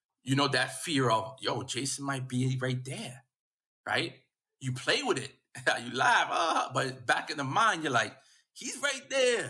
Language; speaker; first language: English; native; English